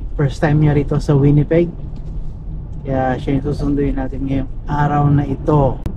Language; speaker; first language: Filipino; native; Filipino